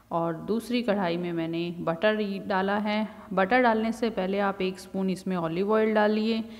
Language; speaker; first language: Hindi; native; Hindi